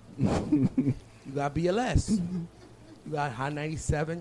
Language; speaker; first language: English; native; English